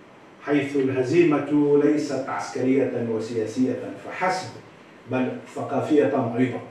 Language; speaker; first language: Arabic; native; Arabic